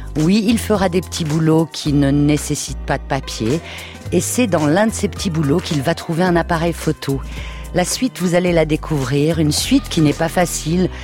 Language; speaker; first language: French; native; French